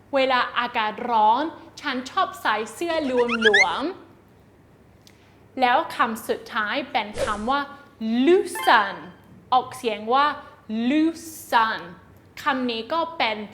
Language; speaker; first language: Thai; native; Thai